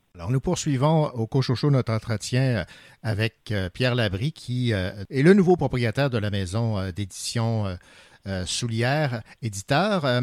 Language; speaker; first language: French; native; French